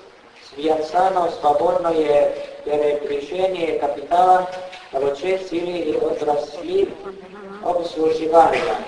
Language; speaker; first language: Russian; non-native, fluent; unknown